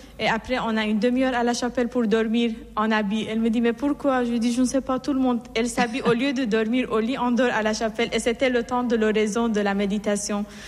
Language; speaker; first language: French; non-native, fluent; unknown